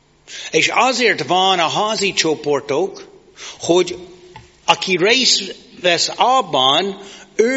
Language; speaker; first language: Hungarian; non-native, fluent; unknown